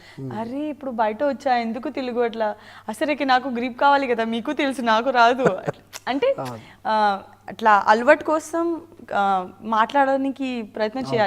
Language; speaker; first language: Telugu; non-native, learner; Gujarati